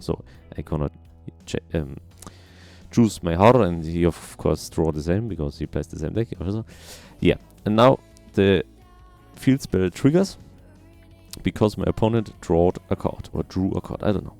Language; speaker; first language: English; non-native, fluent; German